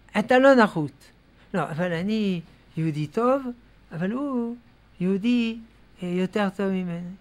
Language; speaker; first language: Hebrew; non-native, fluent; French